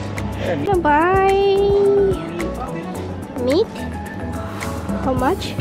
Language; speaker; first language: English; non-native, learner; Indonesian